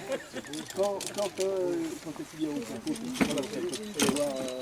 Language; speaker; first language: French; native; French